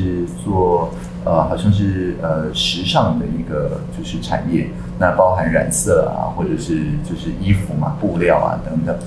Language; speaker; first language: Chinese; native; Chinese